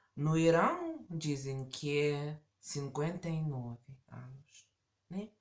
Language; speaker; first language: Portuguese; native; Portuguese